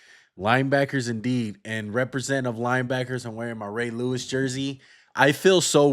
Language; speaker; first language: English; native; English